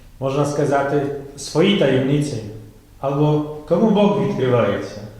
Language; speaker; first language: Ukrainian; non-native, fluent; Polish